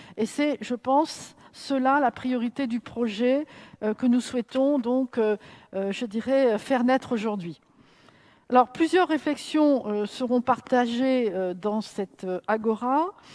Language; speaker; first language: French; native; French